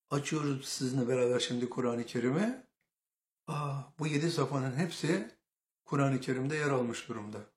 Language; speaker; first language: Turkish; native; Turkish